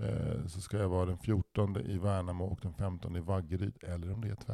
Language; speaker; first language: Swedish; native; Swedish